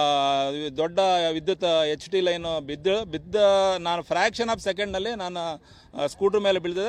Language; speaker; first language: Kannada; native; Kannada